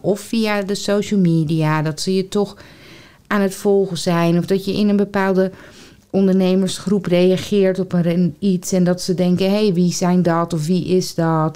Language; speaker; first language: Dutch; native; Dutch